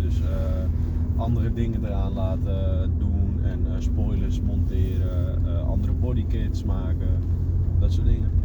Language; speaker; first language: Dutch; native; Dutch